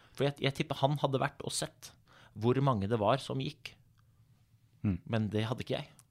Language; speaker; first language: Norwegian; native; Norwegian